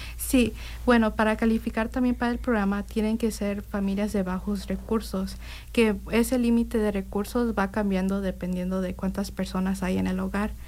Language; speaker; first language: Spanish; early bilingual, heritage; Spanish